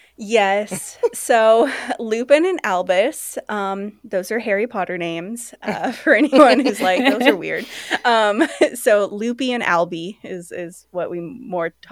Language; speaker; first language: English; native; English